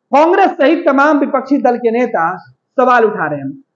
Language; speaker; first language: Hindi; native; Hindi